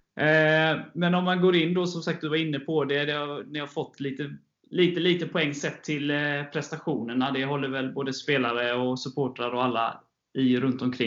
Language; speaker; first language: Swedish; native; Swedish